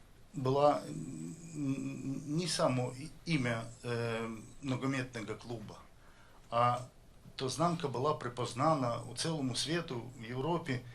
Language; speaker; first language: Slovenian; non-native, learner; Russian